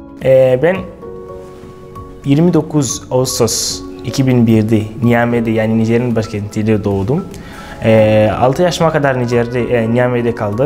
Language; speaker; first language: Turkish; non-native, fluent; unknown